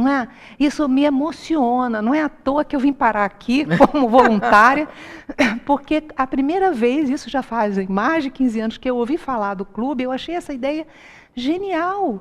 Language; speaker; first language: Portuguese; native; Portuguese